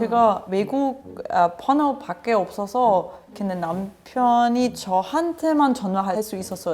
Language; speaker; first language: Korean; non-native, learner; German